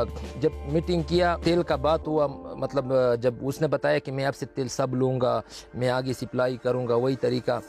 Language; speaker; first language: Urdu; non-native, local second language; Pashto